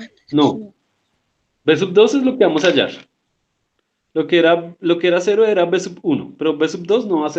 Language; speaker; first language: Spanish; native; Spanish